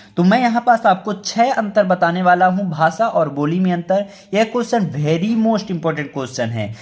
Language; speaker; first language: Hindi; native; Hindi